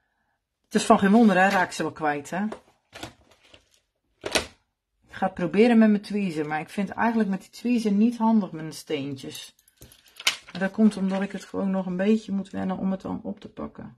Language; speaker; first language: Dutch; native; Dutch